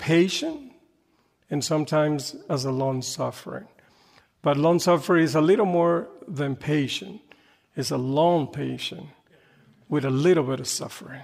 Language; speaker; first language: English; non-native, fluent; Spanish